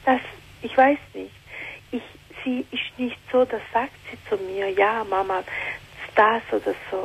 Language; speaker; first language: German; non-native, learner; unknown